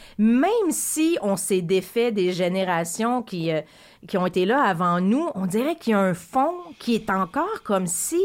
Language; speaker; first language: French; native; French